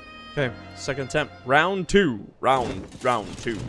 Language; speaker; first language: English; native; English